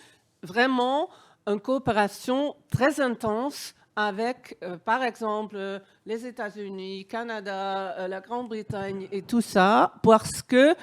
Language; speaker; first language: French; non-native, fluent; Dutch